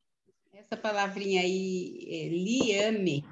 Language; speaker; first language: Spanish; non-native, learner; Portuguese